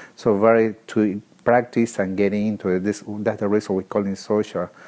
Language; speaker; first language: English; non-native, learner; Spanish